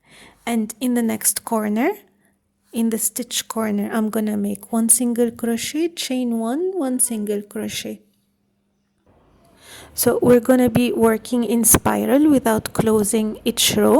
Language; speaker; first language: English; non-native, fluent; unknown